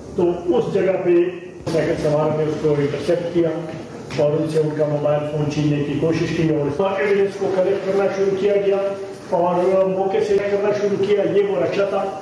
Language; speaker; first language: Urdu; non-native, local second language; Pashto